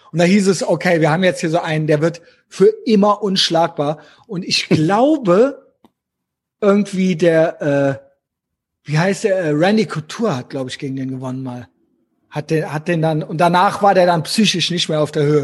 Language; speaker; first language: German; native; German